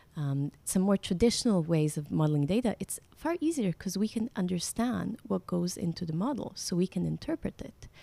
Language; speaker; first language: English; non-native, fluent; Croatian